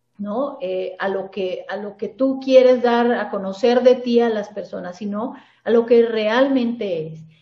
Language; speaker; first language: Spanish; native; Spanish